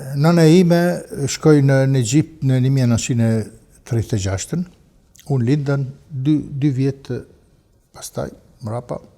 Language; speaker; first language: Albanian; early bilingual, heritage; Albanian